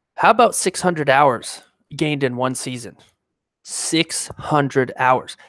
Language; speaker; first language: English; native; English